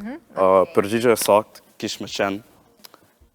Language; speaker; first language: Albanian; non-native, learner; English